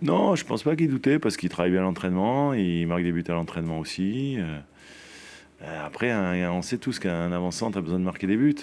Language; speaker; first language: French; native; French